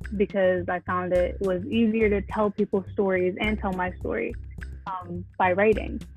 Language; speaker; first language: English; early bilingual, other home language; Arabic